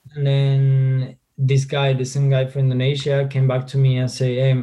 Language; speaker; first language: English; non-native, fluent; Spanish